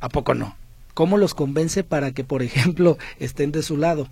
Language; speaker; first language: Spanish; native; Spanish